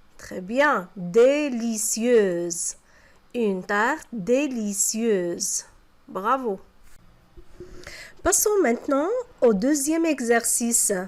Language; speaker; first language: French; non-native, local second language; Arabic